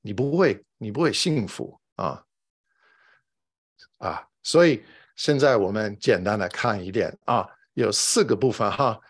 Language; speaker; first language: Chinese; non-native, fluent; English